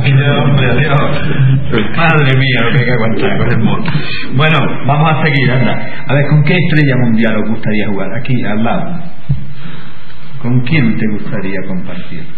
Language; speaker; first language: Spanish; native; Spanish